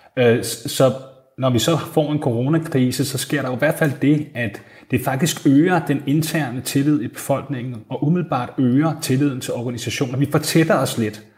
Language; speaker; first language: Danish; native; Danish